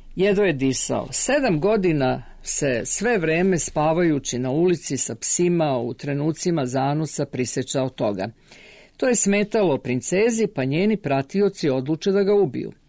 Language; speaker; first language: Serbian; native; Serbian